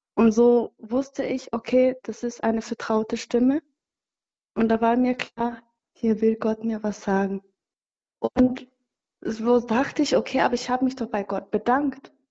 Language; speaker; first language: German; non-native, fluent; Kinyarwanda